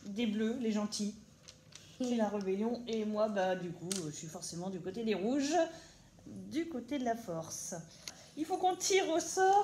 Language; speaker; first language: French; native; French